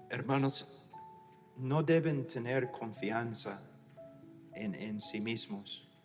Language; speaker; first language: Spanish; non-native, fluent; English